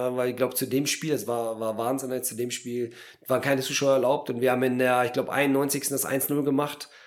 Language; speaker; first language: German; early bilingual, other home language; Polish